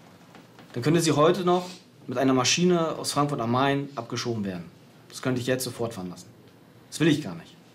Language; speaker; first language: German; native; German